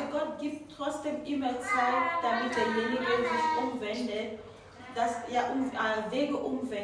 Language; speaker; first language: German; non-native, fluent; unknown